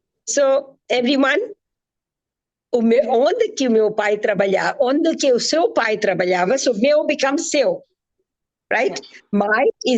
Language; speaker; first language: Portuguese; non-native, fluent; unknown